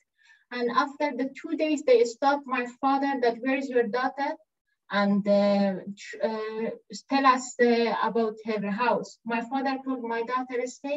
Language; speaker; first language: English; non-native, learner; Persian